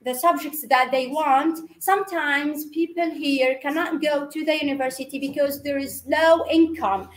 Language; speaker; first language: English; non-native, fluent; Arabic